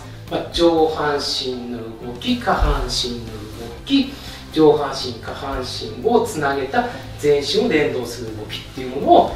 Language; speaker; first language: Japanese; native; Japanese